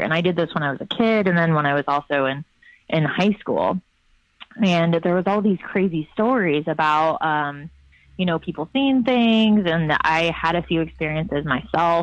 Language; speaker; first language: English; native; English